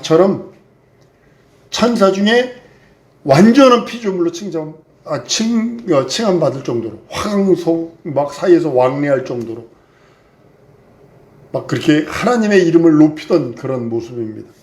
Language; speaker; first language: Korean; native; Korean